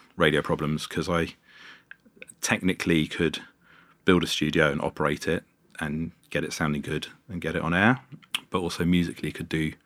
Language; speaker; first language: English; native; English